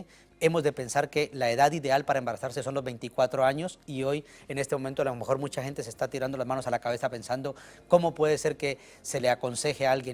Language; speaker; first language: Spanish; native; Spanish